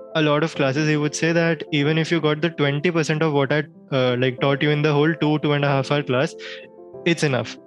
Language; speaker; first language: English; non-native, local second language; Hindi